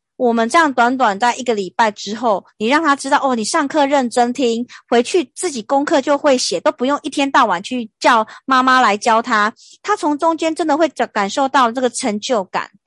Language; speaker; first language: Chinese; native; Chinese